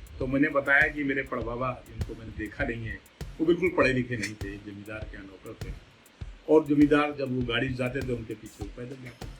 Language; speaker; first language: Hindi; native; Hindi